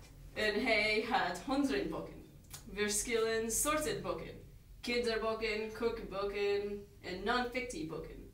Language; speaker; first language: Dutch; non-native, learner; English